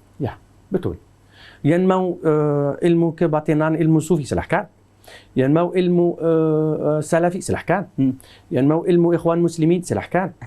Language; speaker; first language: Indonesian; non-native, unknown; Arabic